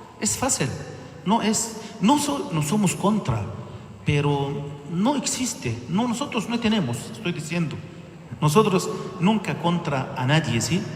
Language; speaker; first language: Spanish; non-native, learner; Arabic